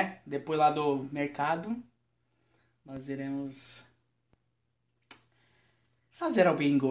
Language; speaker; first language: Portuguese; native; Portuguese